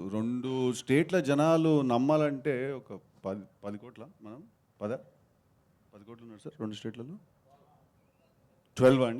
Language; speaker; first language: Telugu; native; Telugu